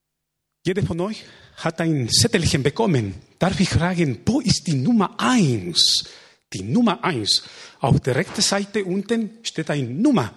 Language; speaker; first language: German; non-native, fluent; Spanish